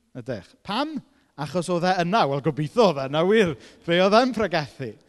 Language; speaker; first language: Welsh; native; Welsh